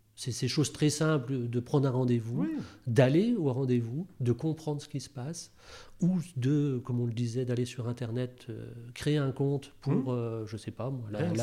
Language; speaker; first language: French; native; French